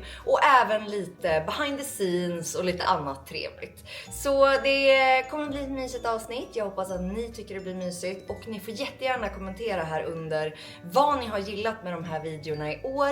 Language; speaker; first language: Swedish; native; Swedish